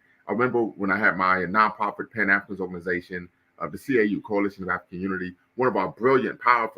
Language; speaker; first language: English; native; English